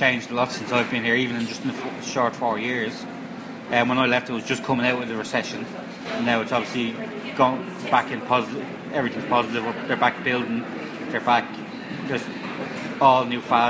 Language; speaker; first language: English; native; English